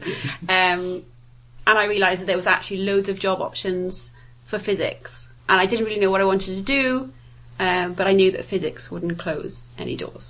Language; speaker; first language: English; native; English